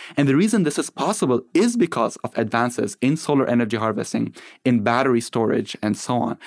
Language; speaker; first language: English; non-native, fluent; Arabic